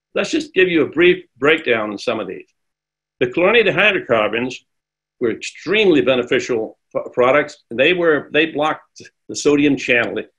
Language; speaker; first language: English; native; English